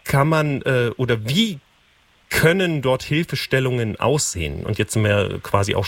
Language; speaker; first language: German; native; German